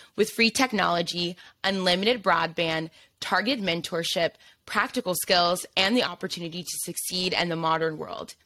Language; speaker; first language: English; native; English